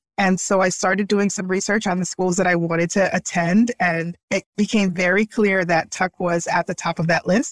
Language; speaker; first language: English; early bilingual, other home language; Haitian Creole